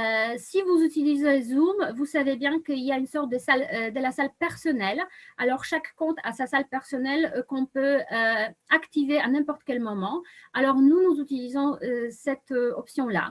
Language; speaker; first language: French; non-native, fluent; Polish